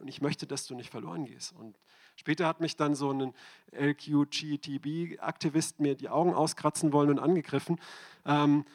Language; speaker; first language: German; native; German